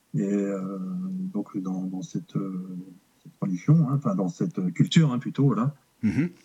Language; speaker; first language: French; native; French